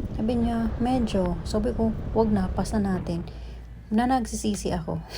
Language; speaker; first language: Filipino; non-native, local second language; Bikol